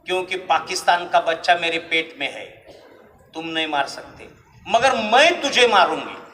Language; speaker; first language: Hindi; non-native, local second language; Marathi